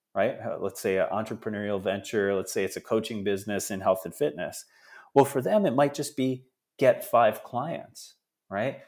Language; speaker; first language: English; early bilingual, other home language; Italian